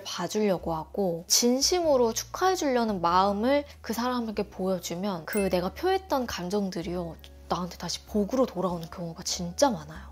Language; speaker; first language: Korean; native; Korean